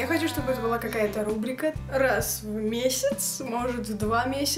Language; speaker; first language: Russian; early bilingual, heritage; Russian